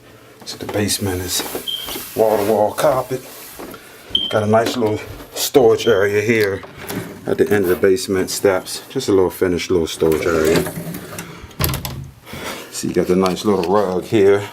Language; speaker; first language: English; native; English